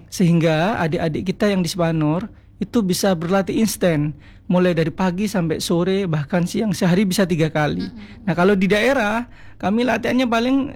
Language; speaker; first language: Indonesian; non-native, local second language; Madurese